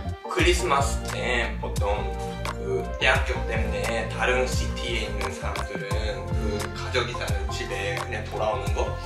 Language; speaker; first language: Korean; non-native, fluent; Japanese